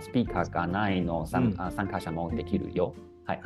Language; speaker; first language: Japanese; non-native, learner; Chinese